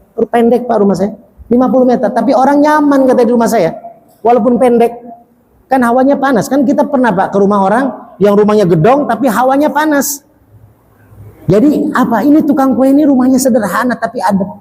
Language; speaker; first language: Indonesian; native; Indonesian